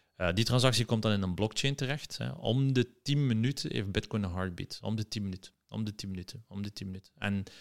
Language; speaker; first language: Dutch; native; Dutch